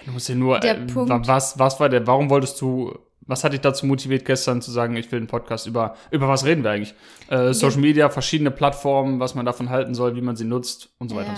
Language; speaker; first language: German; native; German